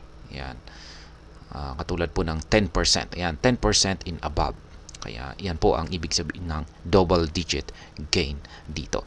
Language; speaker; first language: Filipino; native; Filipino